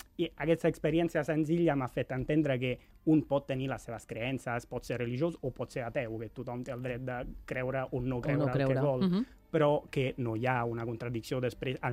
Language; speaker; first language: Catalan; non-native, fluent; Italian